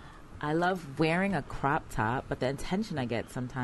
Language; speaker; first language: English; native; English